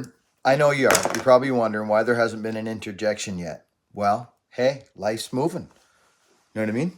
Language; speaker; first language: English; native; English